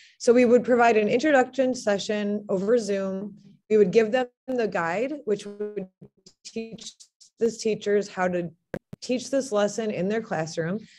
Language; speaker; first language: English; native; English